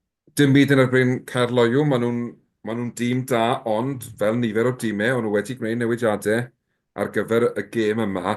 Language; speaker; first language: Welsh; native; Welsh